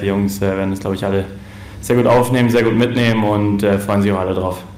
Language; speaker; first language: German; native; German